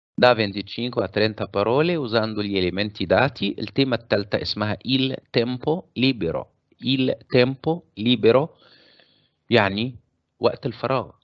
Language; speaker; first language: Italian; non-native, fluent; Arabic